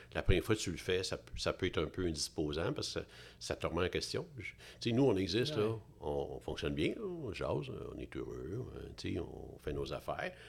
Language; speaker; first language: French; native; French